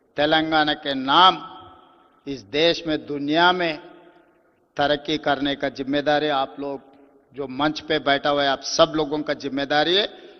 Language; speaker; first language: Hindi; non-native, local second language; Telugu